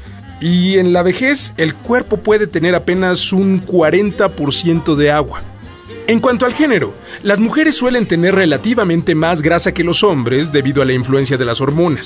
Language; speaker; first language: Spanish; native; Spanish